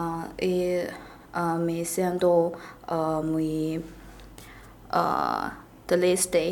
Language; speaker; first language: Spanish; non-native, learner; Chinese